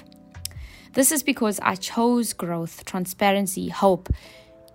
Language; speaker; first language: English; native; English